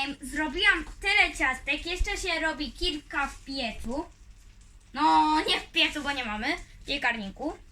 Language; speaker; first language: Polish; early bilingual, heritage; Polish